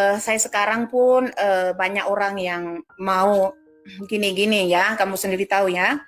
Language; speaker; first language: Indonesian; non-native, local second language; Madurese